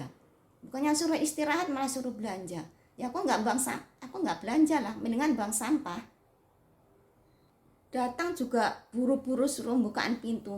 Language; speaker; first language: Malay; non-native, local second language; Javanese